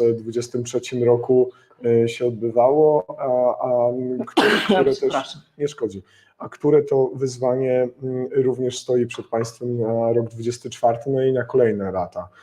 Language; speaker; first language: Polish; native; Polish